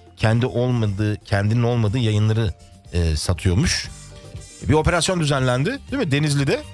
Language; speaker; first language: Turkish; early bilingual, heritage; Turkish